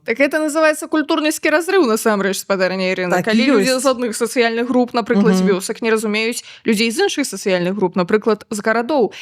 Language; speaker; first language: Belarusian; native; Belarusian